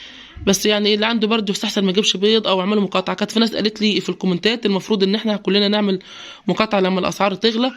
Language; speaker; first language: Arabic; native; Arabic